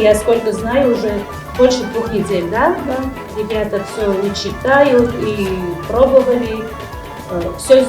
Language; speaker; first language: Russian; non-native, fluent; Armenian